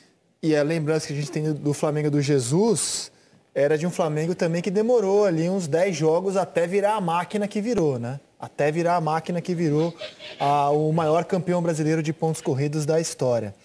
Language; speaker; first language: Portuguese; native; Portuguese